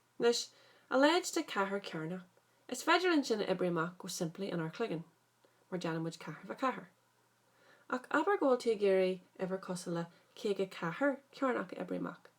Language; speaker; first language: Irish; native; Irish